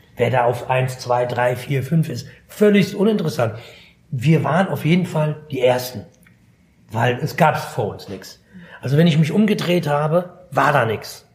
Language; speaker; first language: German; early bilingual, other home language; Arabic